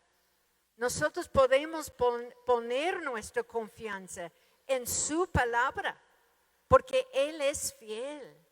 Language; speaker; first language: Spanish; non-native, fluent; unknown